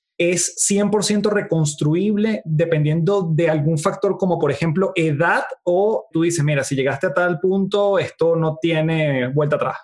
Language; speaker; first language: Spanish; native; Spanish